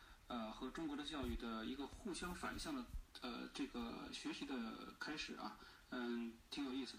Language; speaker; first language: Chinese; native; Chinese